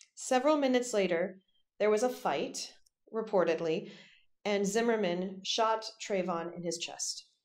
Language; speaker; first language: English; native; English